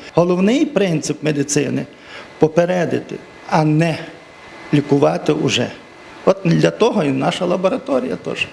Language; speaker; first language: Ukrainian; native; Ukrainian